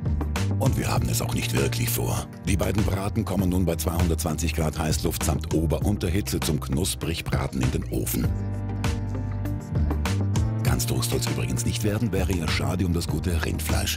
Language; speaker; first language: German; native; German